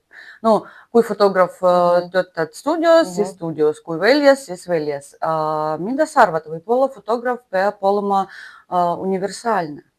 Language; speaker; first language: Estonian; non-native, learner; Russian